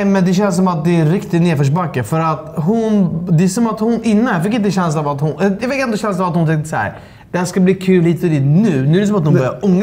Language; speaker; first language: Swedish; native; Swedish